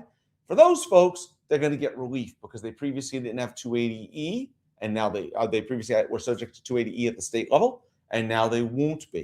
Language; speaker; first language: English; native; English